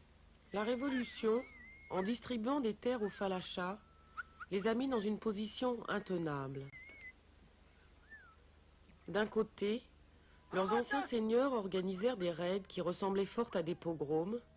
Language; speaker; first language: French; native; French